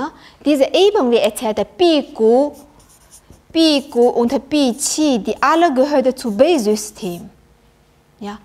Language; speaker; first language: German; non-native, learner; Chinese